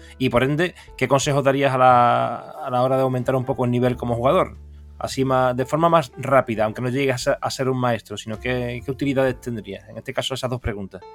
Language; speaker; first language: Spanish; native; Spanish